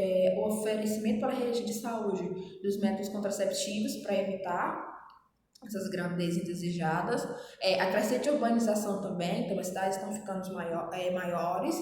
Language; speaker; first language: Portuguese; native; Portuguese